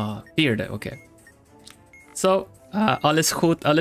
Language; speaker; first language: Dutch; non-native, learner; Swedish